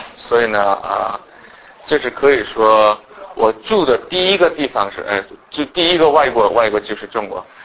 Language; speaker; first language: Chinese; non-native, fluent; Korean